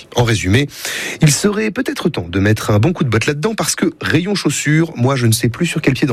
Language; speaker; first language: French; native; French